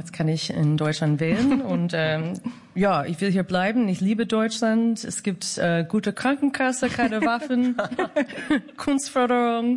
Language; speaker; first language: German; non-native, fluent; English